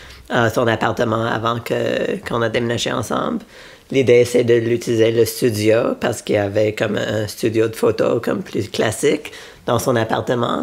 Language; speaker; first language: French; non-native, local second language; English